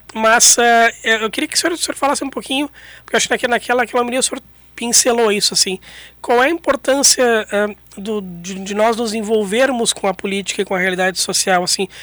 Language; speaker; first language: Portuguese; native; Portuguese